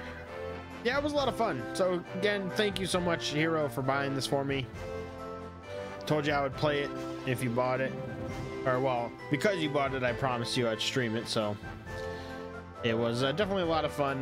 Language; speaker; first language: English; native; English